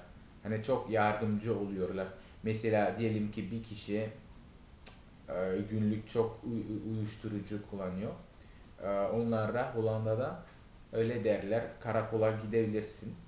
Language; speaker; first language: Turkish; non-native, fluent; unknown